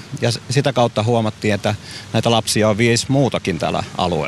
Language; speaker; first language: Finnish; native; Finnish